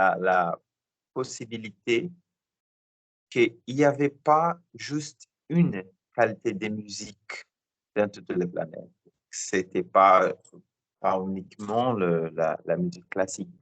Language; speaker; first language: French; non-native, learner; Portuguese